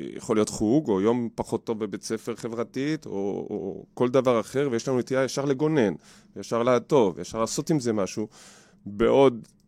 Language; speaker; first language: Hebrew; native; Hebrew